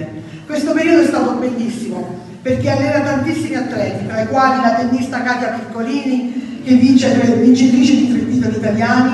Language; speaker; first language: Italian; native; Italian